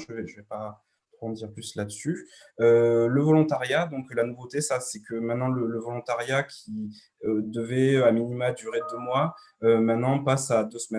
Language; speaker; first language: French; native; French